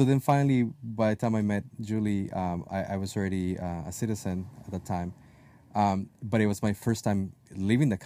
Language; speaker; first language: English; non-native, fluent; Spanish